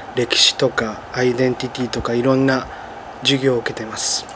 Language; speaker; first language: Japanese; early bilingual, other home language; Spanish